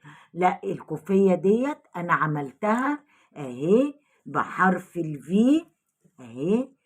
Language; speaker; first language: Arabic; native; Arabic